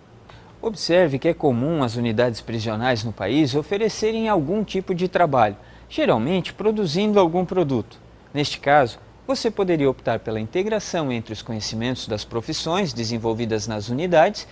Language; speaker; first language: Portuguese; native; Portuguese